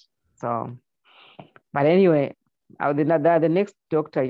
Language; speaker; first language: English; non-native, local second language; Shona